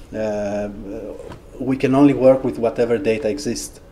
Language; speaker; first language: English; non-native, fluent; Greek